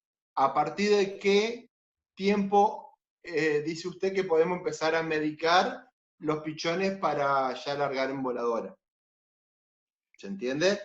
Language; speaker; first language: Spanish; native; Spanish